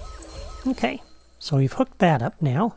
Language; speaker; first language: English; native; English